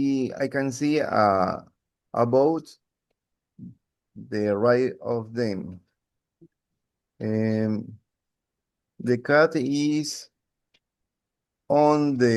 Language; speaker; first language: English; non-native, learner; Spanish